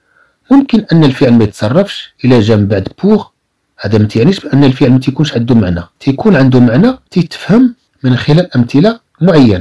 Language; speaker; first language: Arabic; native; Arabic